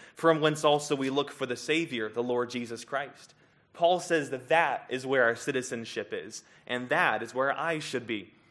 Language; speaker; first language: English; native; English